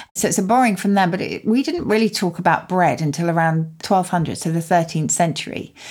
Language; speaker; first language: English; native; English